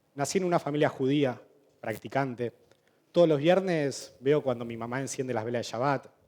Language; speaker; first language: Spanish; native; Spanish